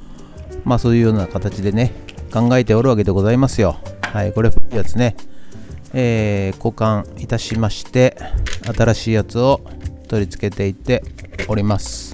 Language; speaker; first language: Japanese; native; Japanese